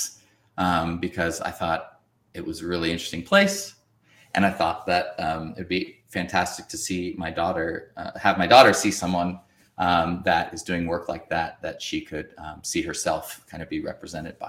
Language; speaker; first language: English; native; English